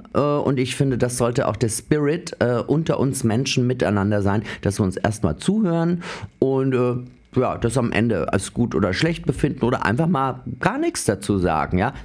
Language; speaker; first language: German; native; German